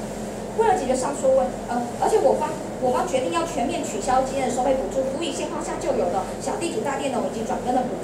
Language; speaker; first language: Chinese; native; Chinese